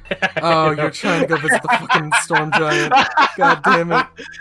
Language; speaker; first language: English; native; English